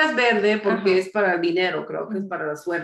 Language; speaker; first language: Spanish; early bilingual, heritage; Spanish